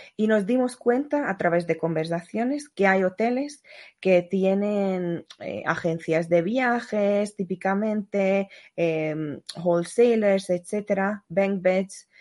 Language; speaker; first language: Spanish; non-native, fluent; Hungarian